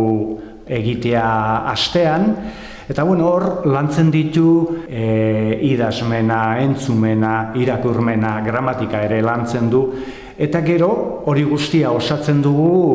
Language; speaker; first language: Basque; native; Basque